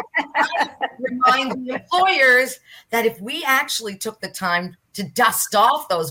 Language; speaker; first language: English; native; English